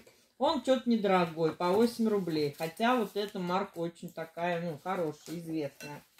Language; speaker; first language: Russian; native; Russian